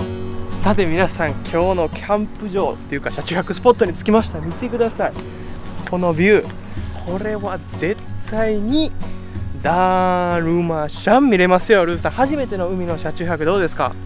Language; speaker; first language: Japanese; native; Japanese